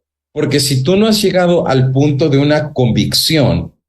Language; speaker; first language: Spanish; native; Spanish